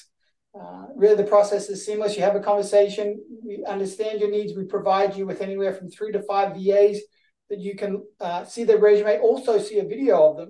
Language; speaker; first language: English; native; English